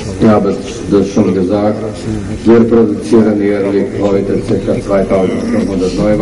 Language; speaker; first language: German; non-native, learner; Slovak